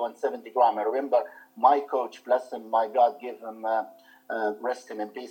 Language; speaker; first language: English; non-native, fluent; Arabic